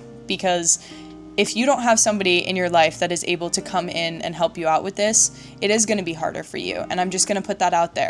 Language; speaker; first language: English; native; English